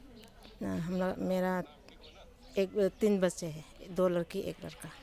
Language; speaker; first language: Hindi; non-native, local second language; Manipuri